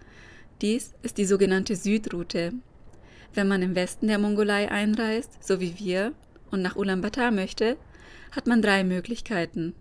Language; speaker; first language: German; native; German